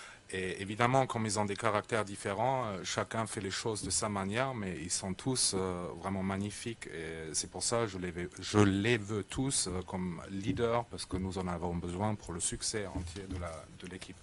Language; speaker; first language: French; native; French